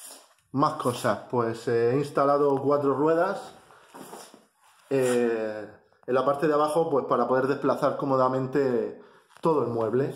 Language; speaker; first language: Spanish; native; Spanish